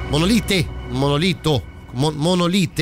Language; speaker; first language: Italian; native; Italian